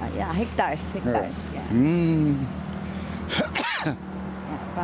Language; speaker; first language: English; non-native, learner; Filipino